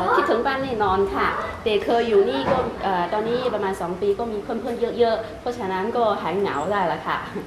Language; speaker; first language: Thai; non-native, learner; Chinese